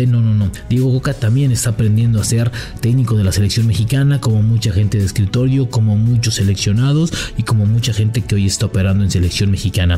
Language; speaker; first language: Spanish; native; Spanish